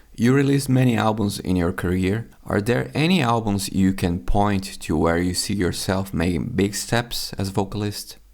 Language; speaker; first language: English; non-native, fluent; Finnish